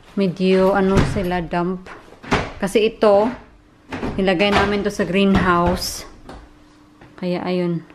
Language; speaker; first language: Filipino; native; Filipino